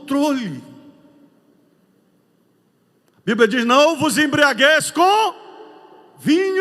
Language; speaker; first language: Portuguese; native; Portuguese